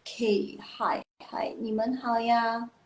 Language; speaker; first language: Chinese; non-native, fluent; Indonesian